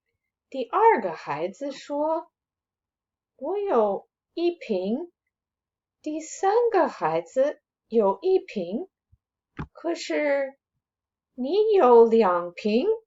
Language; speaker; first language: Chinese; non-native, fluent; English